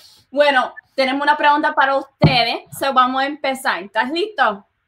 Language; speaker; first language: Spanish; native; Spanish